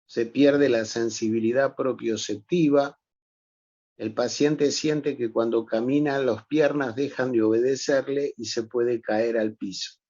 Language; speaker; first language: Spanish; native; Spanish